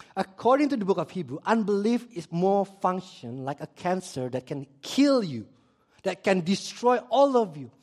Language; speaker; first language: English; early bilingual, other home language; Indonesian